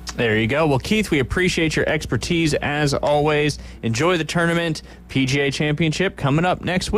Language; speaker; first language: English; native; English